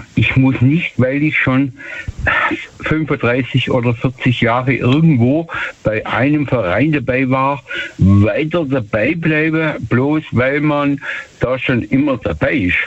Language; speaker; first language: German; native; German